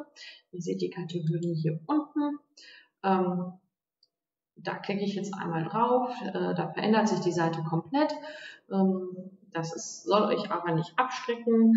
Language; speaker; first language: German; native; German